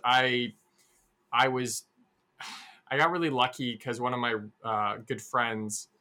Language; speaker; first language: English; native; English